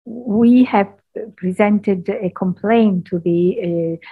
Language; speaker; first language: English; non-native, fluent; Italian